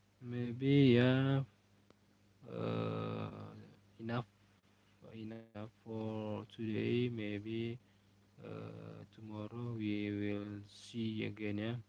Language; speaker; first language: English; non-native, learner; Indonesian